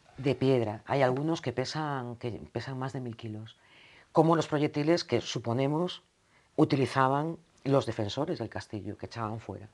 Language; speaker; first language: Spanish; native; Spanish